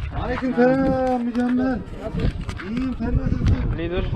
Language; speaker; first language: Turkish; non-native, learner; Rohingya